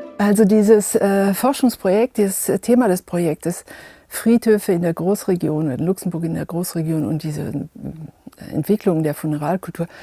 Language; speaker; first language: German; native; German